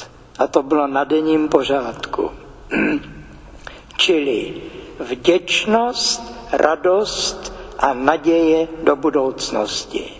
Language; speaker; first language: Czech; native; Czech